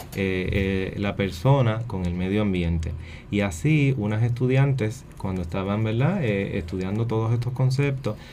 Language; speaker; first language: Spanish; native; Spanish